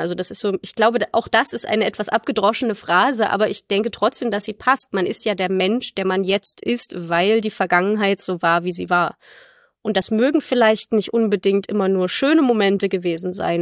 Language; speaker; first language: German; native; German